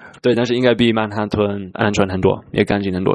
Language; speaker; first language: Chinese; non-native, fluent; English